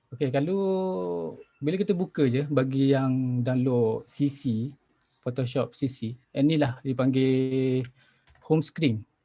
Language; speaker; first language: Malay; native; Malay